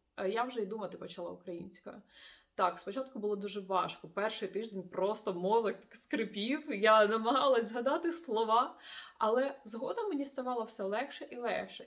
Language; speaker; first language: Ukrainian; non-native, local second language; Russian